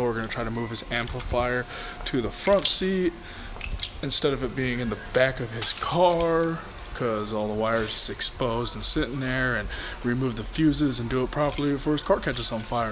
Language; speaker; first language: English; native; English